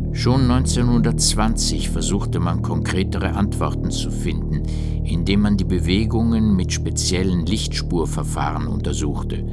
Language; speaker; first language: German; native; German